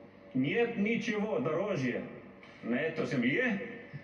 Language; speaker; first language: Russian; non-native, learner; Icelandic